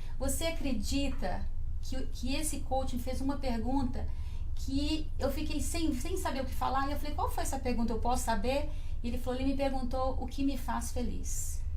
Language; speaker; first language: Portuguese; native; Portuguese